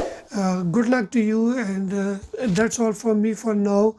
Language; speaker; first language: English; non-native, local second language; Urdu